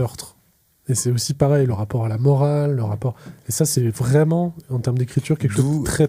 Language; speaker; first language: French; native; French